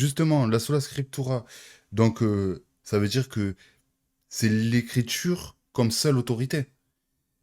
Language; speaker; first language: French; native; French